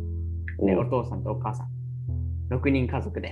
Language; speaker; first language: Japanese; early bilingual, other home language; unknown